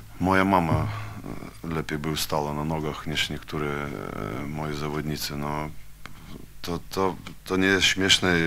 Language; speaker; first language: Polish; non-native, fluent; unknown